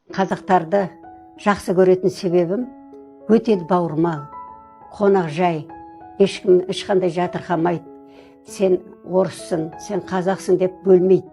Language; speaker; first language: Kazakh; early bilingual, other home language; Russian